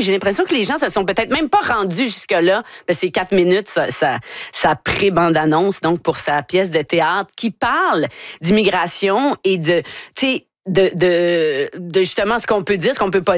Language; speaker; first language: French; native; French